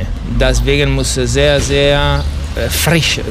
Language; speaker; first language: German; non-native, learner; Italian